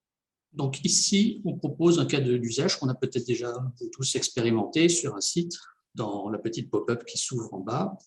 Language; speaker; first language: French; native; French